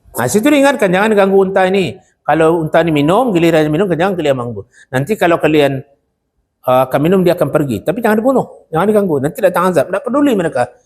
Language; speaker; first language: Malay; non-native, local second language; Minangkabau